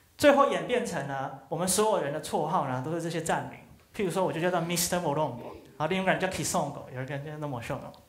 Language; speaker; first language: Chinese; native; Chinese